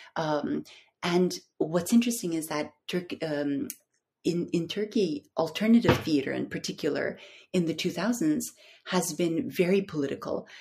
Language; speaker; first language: English; non-native, fluent; Turkish